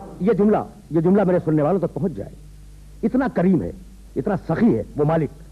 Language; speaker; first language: Urdu; native; Urdu